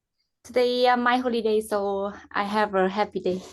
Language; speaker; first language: English; non-native, learner; Vietnamese